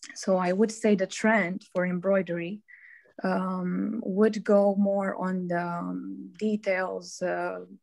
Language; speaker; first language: English; non-native, fluent; Romanian